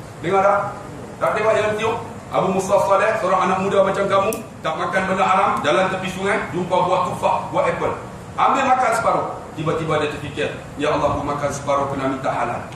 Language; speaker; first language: Malay; native; Malay